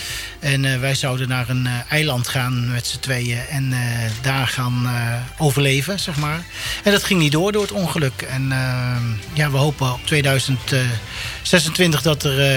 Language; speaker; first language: Dutch; native; Dutch